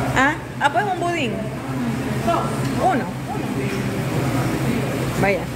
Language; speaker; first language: Spanish; native; Spanish